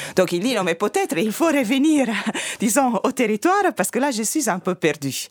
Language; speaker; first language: French; non-native, fluent; Italian